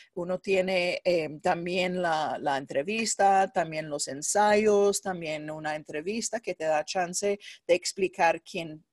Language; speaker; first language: Spanish; non-native, fluent; English